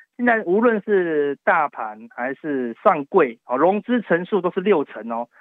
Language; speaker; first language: Chinese; native; Chinese